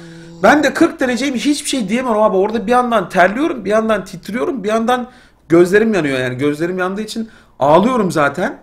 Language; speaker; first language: Turkish; native; Turkish